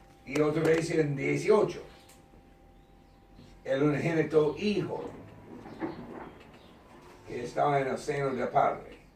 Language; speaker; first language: Spanish; non-native, learner; English